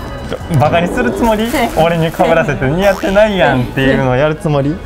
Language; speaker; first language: Japanese; native; Japanese